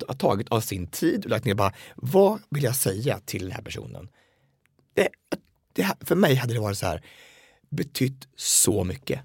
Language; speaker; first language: Swedish; native; Swedish